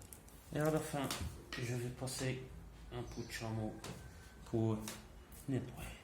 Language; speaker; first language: French; non-native, local second language; Arabic